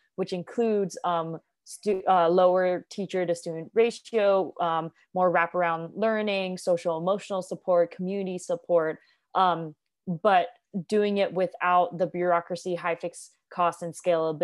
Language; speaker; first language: English; non-native, local second language; Cantonese